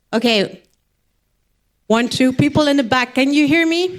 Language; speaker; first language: English; non-native, fluent; Dutch